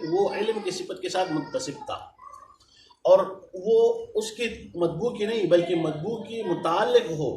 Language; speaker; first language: Urdu; non-native, local second language; Pashto